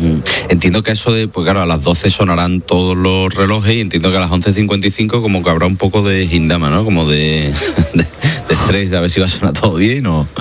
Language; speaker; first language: Spanish; native; Spanish